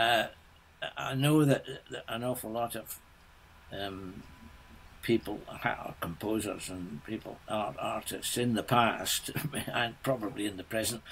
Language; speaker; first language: English; native; English